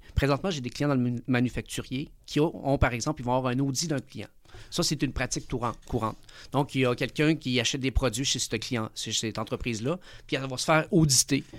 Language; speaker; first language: French; early bilingual, other home language; Spanish